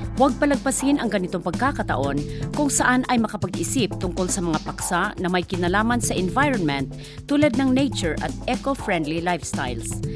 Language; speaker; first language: Filipino; native; Filipino